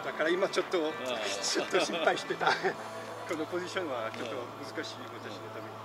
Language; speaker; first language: Japanese; non-native, learner; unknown